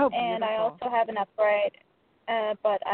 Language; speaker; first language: English; native; English